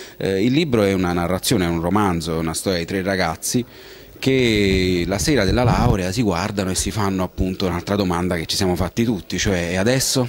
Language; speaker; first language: Italian; native; Italian